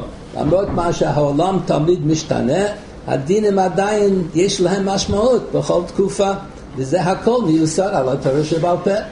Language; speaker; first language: Hebrew; non-native, fluent; English